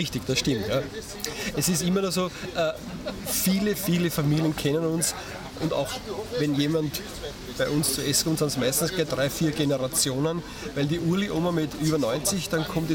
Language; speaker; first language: German; native; German